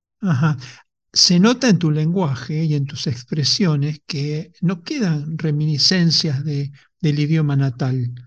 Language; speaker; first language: Spanish; native; Spanish